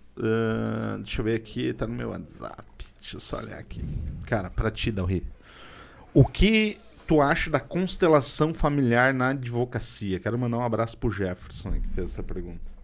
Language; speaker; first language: Portuguese; native; Portuguese